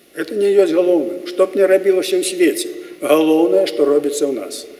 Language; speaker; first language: Russian; non-native, local second language; Belarusian